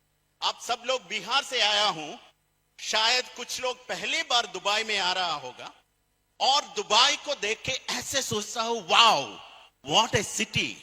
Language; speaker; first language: Hindi; non-native, learner; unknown